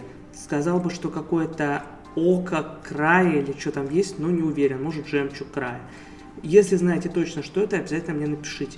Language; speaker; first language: Russian; native; Russian